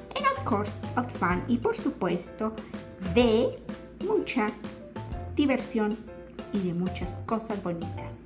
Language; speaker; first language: Spanish; native; Spanish